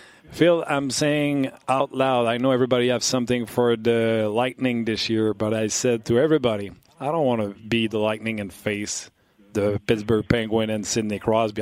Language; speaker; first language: English; non-native, fluent; French